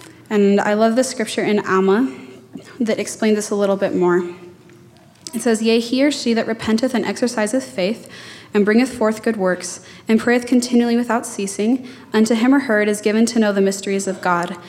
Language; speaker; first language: English; native; English